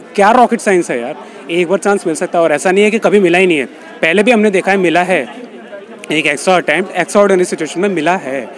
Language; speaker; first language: Hindi; native; Hindi